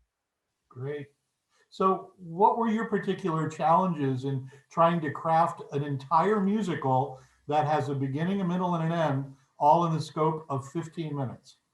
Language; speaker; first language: English; native; English